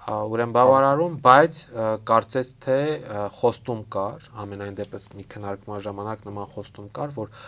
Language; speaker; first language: Armenian; native; Armenian